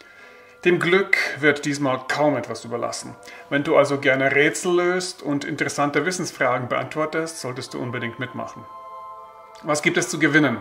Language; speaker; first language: German; native; German